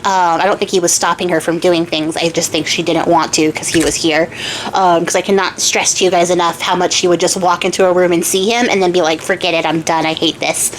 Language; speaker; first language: English; native; English